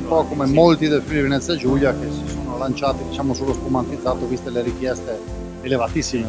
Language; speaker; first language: Italian; native; Italian